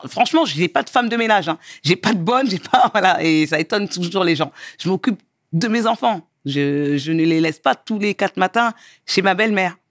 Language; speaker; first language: French; early bilingual, other home language; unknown